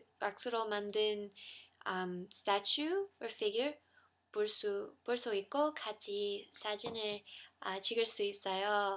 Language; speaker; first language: Korean; non-native, learner; English